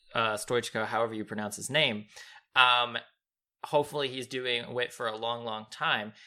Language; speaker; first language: English; native; English